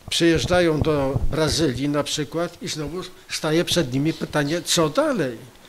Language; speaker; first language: Polish; native; Polish